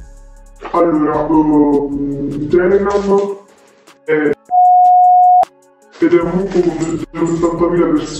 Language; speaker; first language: Italian; native; Italian